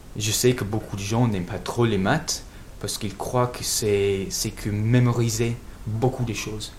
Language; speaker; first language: French; non-native, learner; English